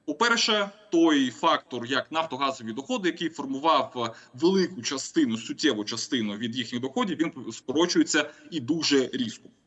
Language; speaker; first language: Ukrainian; non-native, local second language; Russian